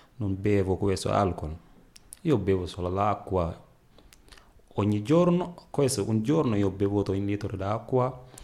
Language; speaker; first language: Italian; non-native, learner; Wolof